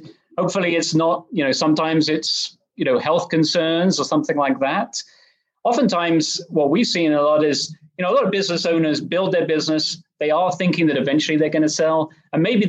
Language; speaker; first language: English; native; English